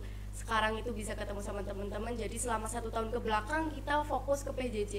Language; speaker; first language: Indonesian; native; Indonesian